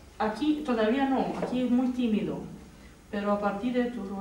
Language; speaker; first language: Spanish; non-native, fluent; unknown